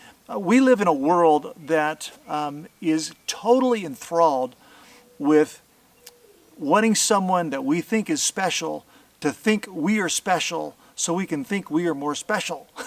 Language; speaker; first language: English; native; English